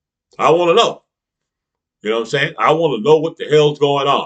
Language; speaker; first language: English; native; English